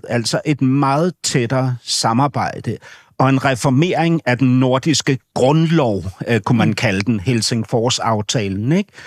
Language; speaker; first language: Danish; native; Danish